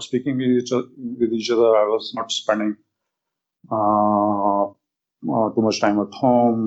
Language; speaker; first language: English; non-native, local second language; Hindi